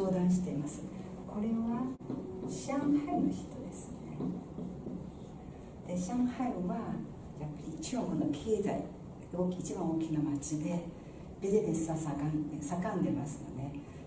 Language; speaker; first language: Japanese; non-native, fluent; Chinese